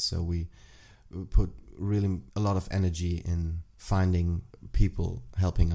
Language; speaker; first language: English; non-native, fluent; German